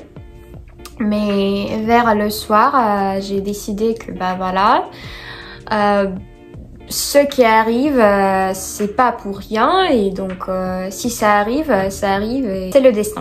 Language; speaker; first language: French; non-native, fluent; Russian